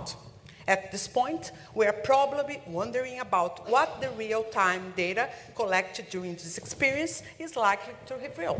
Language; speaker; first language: English; non-native, learner; Portuguese